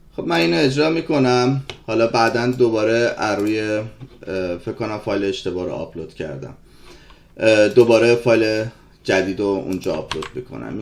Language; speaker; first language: Persian; early bilingual, heritage; Persian